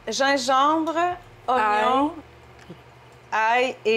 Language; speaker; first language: French; native; French